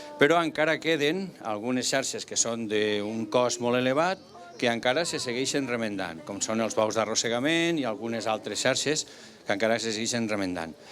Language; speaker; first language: Catalan; native; Catalan